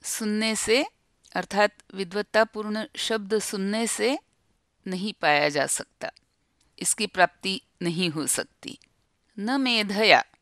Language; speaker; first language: Hindi; non-native, local second language; Marathi